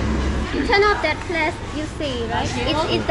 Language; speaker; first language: English; non-native, learner; Vietnamese